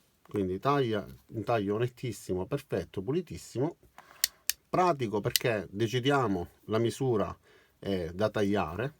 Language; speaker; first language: Italian; native; Italian